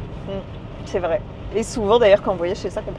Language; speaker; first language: French; native; French